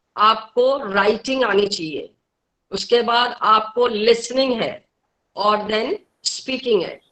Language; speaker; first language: Hindi; native; Hindi